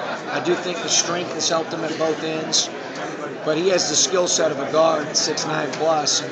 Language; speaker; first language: English; native; English